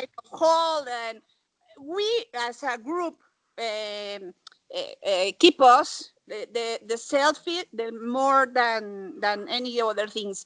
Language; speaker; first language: English; non-native, learner; Spanish